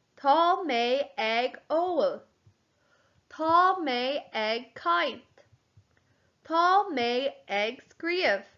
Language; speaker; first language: Irish; non-native, local second language; English